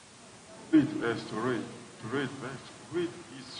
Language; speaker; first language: English; non-native, learner; French